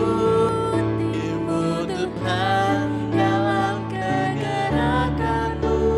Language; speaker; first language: Indonesian; native; Indonesian